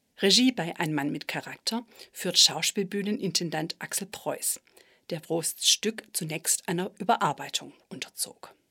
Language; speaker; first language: German; native; German